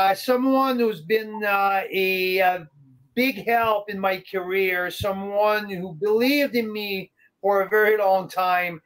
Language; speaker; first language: English; non-native, fluent; French